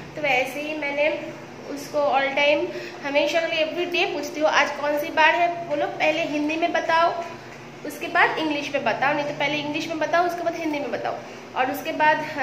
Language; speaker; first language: Hindi; non-native, local second language; Bangla